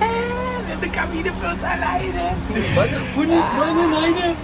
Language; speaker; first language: German; non-native, learner; Spanish